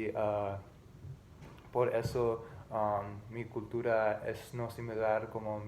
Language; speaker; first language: Spanish; non-native, learner; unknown